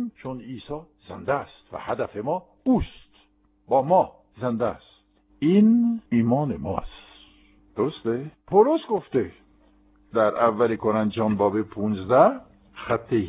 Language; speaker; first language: Persian; non-native, fluent; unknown